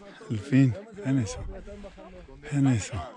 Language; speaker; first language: Spanish; native; Spanish